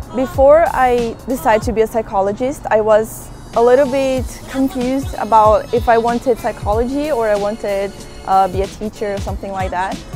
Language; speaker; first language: English; non-native, fluent; Portuguese